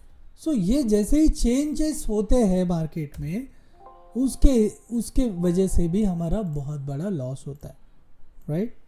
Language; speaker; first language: Hindi; native; Hindi